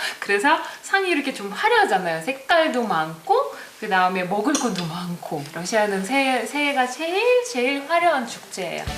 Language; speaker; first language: Korean; non-native, fluent; Russian